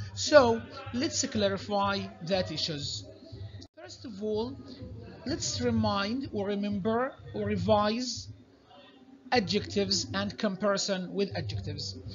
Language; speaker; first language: English; non-native, fluent; Arabic